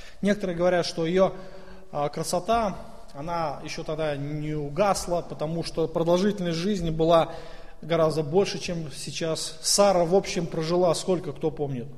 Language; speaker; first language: Russian; native; Russian